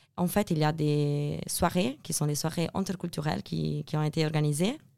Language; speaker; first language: French; non-native, fluent; Italian